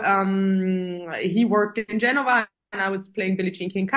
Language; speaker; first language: English; non-native, fluent; German